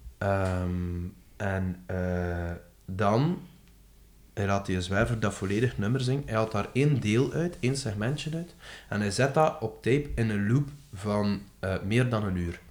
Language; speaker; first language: Dutch; native; Dutch